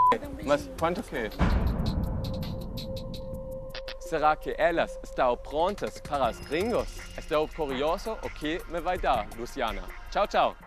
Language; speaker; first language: Portuguese; non-native, learner; German